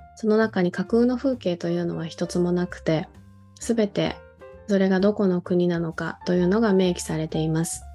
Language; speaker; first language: Japanese; non-native, fluent; Korean